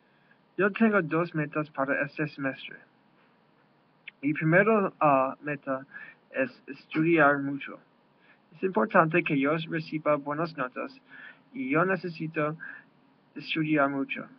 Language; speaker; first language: Spanish; non-native, learner; English